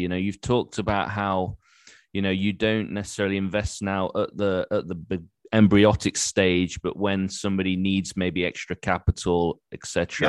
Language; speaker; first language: English; native; English